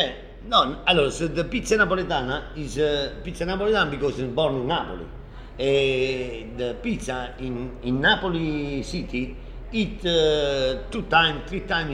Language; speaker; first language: English; non-native, learner; Italian